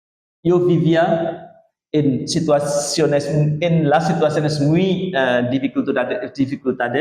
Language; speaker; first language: Spanish; non-native, learner; Indonesian